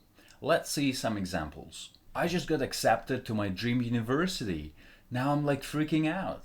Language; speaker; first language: English; non-native, fluent; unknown